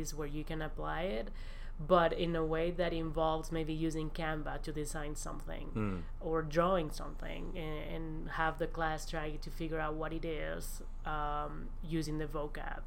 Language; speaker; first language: English; non-native, fluent; Spanish